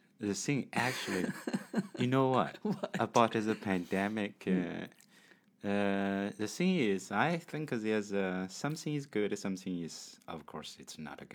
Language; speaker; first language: English; non-native, learner; Chinese